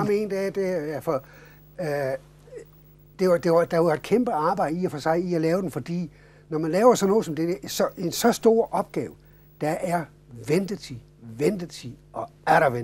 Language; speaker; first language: Danish; native; Danish